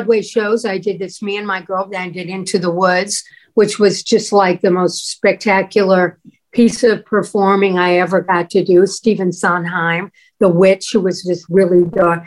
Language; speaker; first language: English; native; English